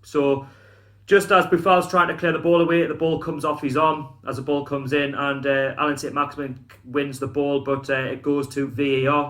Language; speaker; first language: English; native; English